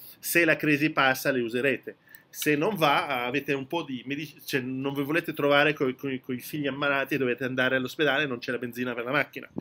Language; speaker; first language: Italian; early bilingual, heritage; French